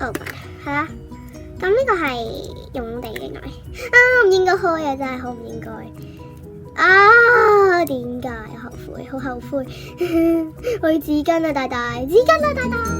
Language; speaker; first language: Cantonese; native; Cantonese